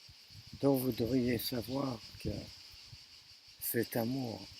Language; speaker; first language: French; native; French